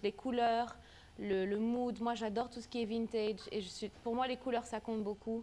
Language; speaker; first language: French; early bilingual, other home language; Arabic